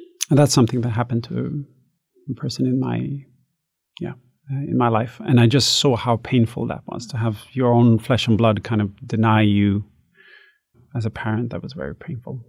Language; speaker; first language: English; non-native, fluent; Swedish